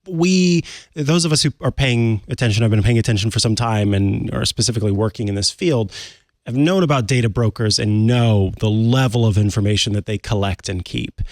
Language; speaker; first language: English; native; English